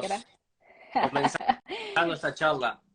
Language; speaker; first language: Spanish; native; Spanish